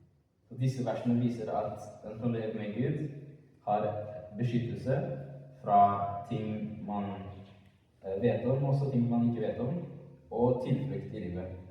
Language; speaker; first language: Norwegian; early bilingual, other home language; Amharic